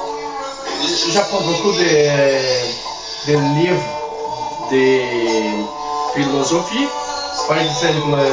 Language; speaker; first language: French; non-native, learner; Spanish